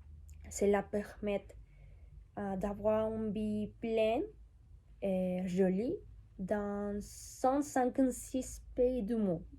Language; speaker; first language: French; non-native, learner; Spanish